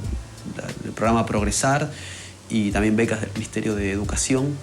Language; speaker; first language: Spanish; native; Spanish